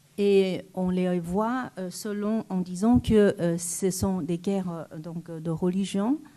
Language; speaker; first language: French; non-native, fluent; Chinese